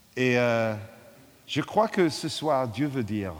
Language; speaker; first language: French; non-native, fluent; English